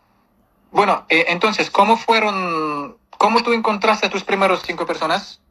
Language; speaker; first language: Spanish; non-native, fluent; Kazakh